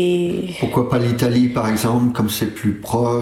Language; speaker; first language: French; native; French